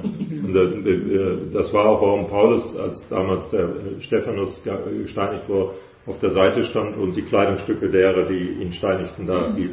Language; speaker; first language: German; native; German